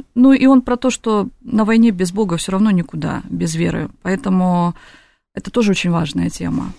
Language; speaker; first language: Russian; native; Russian